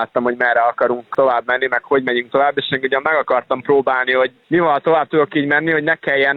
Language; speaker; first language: Hungarian; native; Hungarian